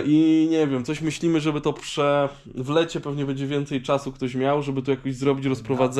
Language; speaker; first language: Polish; native; Polish